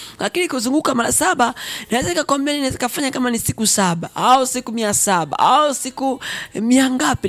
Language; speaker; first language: Swahili; non-native, local second language; Rundi